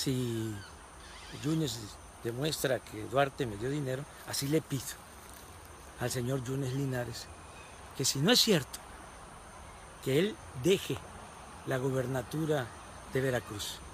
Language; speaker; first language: Spanish; native; Spanish